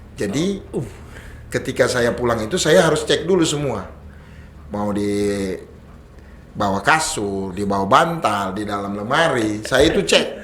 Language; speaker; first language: Indonesian; native; Indonesian